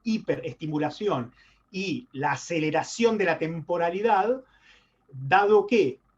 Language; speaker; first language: Spanish; native; Spanish